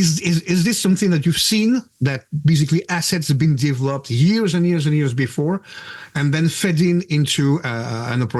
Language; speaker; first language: English; non-native, fluent; French